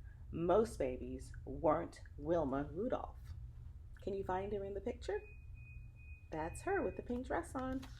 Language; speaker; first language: English; native; English